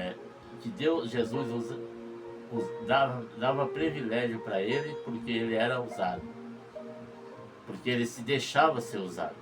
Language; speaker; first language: Portuguese; native; Portuguese